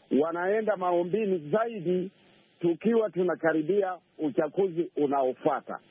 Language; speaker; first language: Swahili; non-native, local second language; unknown